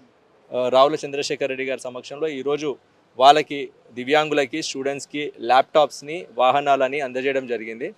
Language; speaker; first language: Telugu; native; Telugu